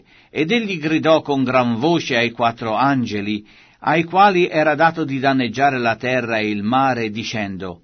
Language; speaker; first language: Italian; native; Italian